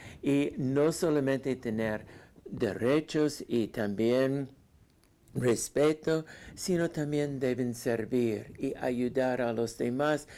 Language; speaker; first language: Spanish; non-native, fluent; English